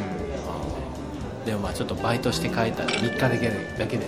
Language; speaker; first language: Japanese; native; Japanese